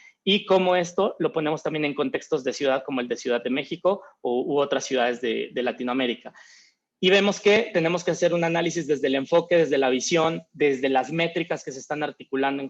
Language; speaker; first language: Spanish; native; Spanish